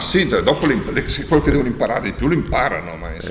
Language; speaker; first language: Italian; native; Italian